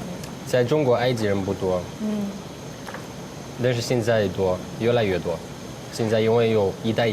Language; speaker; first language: Chinese; non-native, learner; Arabic